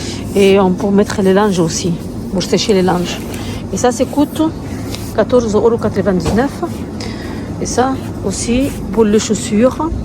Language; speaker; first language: French; non-native, learner; Arabic